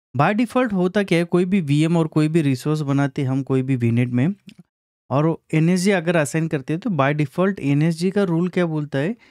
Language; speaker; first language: Hindi; non-native, local second language; Marathi